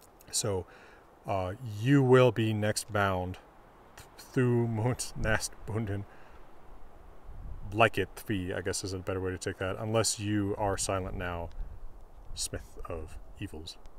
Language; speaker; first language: English; native; English